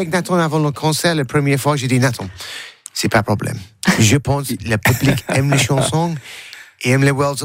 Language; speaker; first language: French; non-native, learner; English